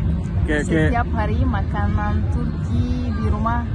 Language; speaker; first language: Indonesian; non-native, learner; Turkish